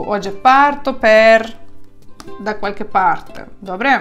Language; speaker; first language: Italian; non-native, fluent; Ukrainian